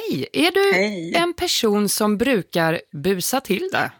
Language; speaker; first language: Swedish; native; Swedish